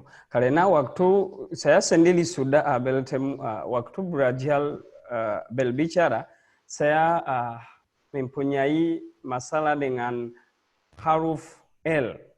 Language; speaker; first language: Indonesian; non-native, learner; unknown